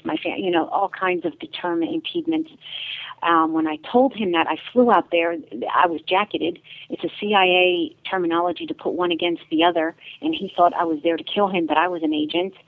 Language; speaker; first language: English; native; English